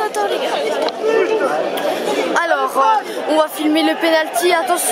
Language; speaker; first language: French; native; French